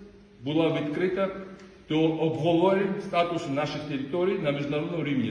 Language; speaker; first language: Ukrainian; non-native, fluent; Georgian